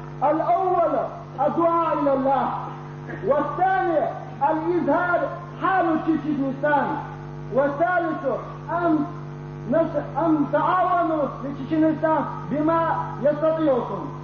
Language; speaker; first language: Arabic; non-native, learner; Chechen